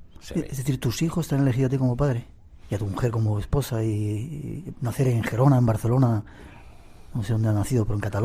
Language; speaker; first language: Spanish; native; Spanish